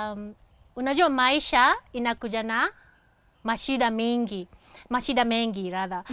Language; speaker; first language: Swahili; non-native, fluent; Japanese